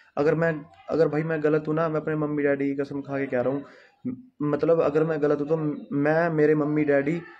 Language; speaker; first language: Hindi; non-native, local second language; Punjabi